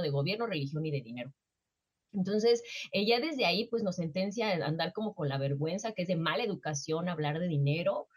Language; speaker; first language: Spanish; native; Spanish